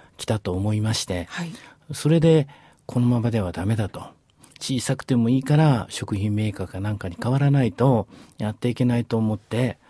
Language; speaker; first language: Japanese; native; Japanese